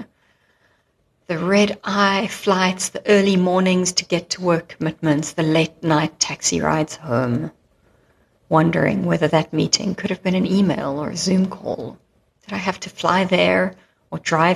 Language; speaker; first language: English; native; English